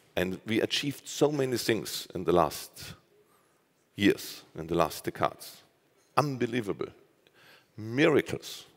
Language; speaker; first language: English; non-native, fluent; German